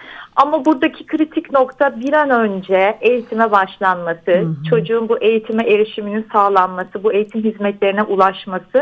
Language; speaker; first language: Turkish; native; Turkish